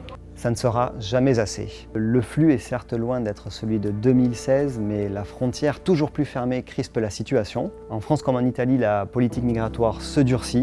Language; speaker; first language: French; native; French